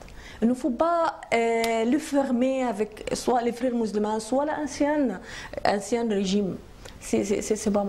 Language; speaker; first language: French; non-native, learner; Arabic